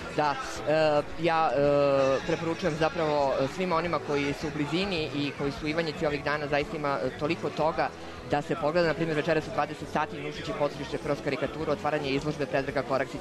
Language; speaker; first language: Serbian; native; Serbian